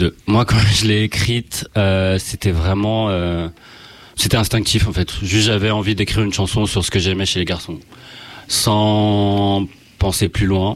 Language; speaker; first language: French; native; French